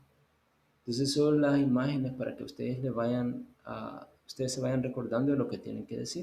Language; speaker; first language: Spanish; native; Spanish